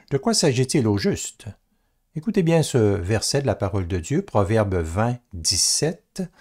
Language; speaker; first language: French; native; French